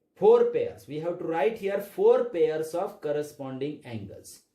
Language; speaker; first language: English; non-native, local second language; Marathi